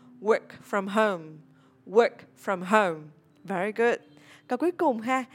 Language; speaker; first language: English; non-native, fluent; Vietnamese